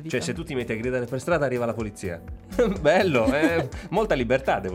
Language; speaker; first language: Italian; native; Italian